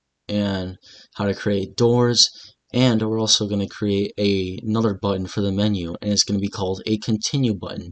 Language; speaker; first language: English; native; English